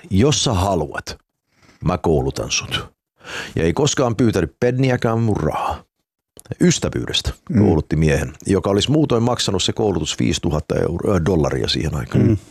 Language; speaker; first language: Finnish; early bilingual, heritage; Finnish